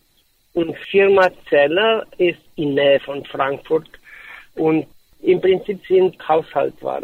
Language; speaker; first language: German; non-native, learner; Romanian